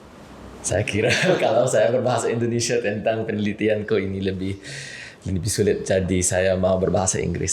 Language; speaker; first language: Indonesian; non-native, learner; English